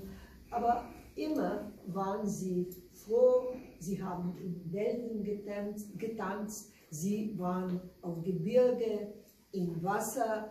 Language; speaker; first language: German; non-native, learner; Slovenian